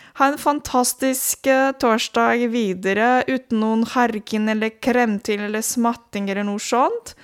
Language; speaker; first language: Norwegian; non-native, fluent; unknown